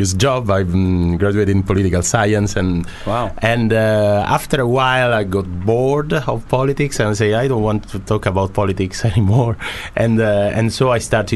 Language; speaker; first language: English; non-native, fluent; Italian